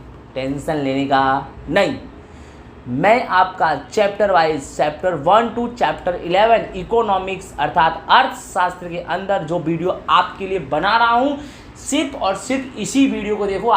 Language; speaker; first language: Hindi; non-native, local second language; Gujarati